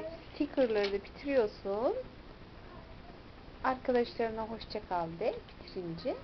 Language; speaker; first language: Turkish; native; Turkish